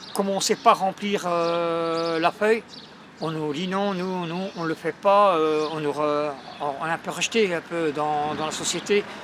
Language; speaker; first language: French; native; French